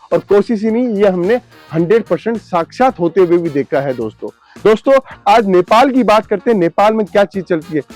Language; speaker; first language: Hindi; native; Hindi